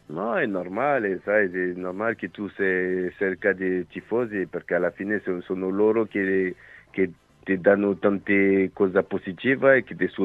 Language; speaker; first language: Italian; non-native, fluent; French